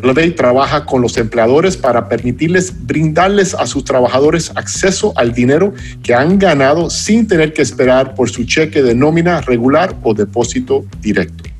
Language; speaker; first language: Spanish; non-native, fluent; English